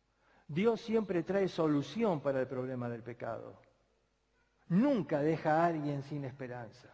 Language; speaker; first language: Spanish; native; Spanish